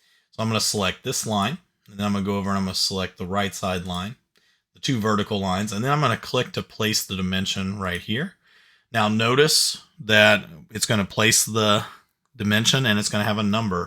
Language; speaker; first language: English; native; English